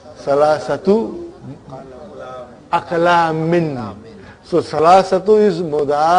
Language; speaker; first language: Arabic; non-native, fluent; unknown